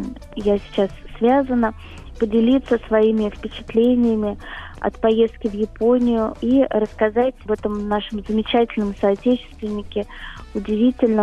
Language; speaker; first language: Russian; native; Russian